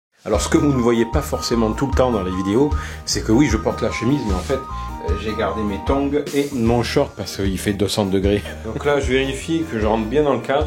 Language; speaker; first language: French; native; French